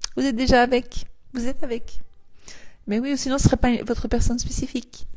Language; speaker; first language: French; native; French